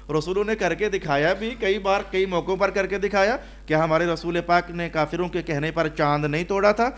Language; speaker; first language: Urdu; non-native, local second language; Punjabi